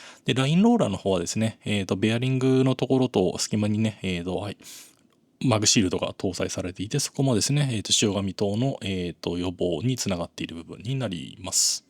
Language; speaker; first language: Japanese; native; Japanese